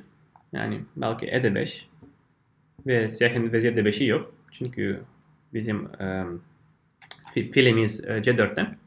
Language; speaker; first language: Turkish; non-native, fluent; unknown